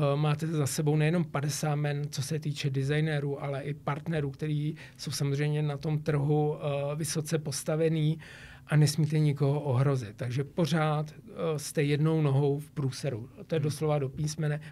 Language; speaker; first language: Czech; native; Czech